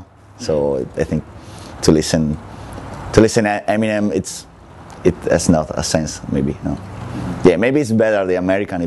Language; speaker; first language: English; non-native, learner; Italian